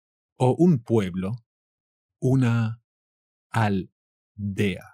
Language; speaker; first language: Spanish; native; Spanish